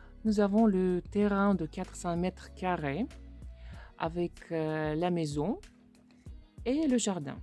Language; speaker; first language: French; non-native, fluent; Russian